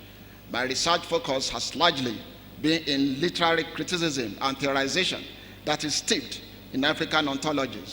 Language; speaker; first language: English; non-native, local second language; Yoruba